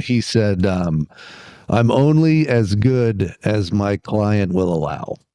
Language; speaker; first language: English; native; English